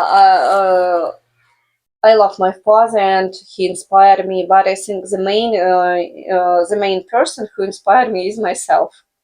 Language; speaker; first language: English; non-native, fluent; Russian